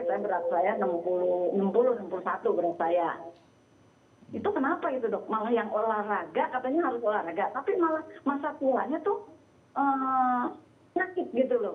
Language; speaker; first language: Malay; non-native, local second language; Sundanese